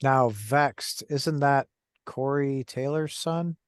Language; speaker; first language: English; native; English